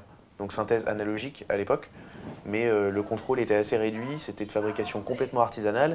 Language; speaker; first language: French; native; French